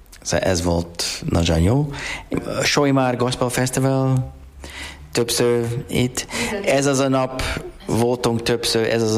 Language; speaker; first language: Hungarian; non-native, learner; English